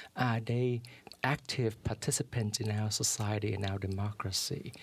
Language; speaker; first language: English; early bilingual, other home language; Vietnamese